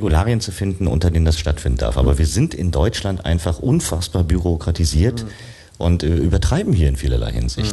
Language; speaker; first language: German; native; German